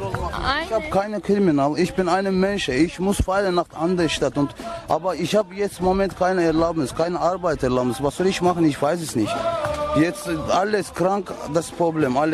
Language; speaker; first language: German; non-native, learner; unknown